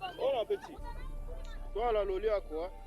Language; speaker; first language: French; non-native, local second language; Swahili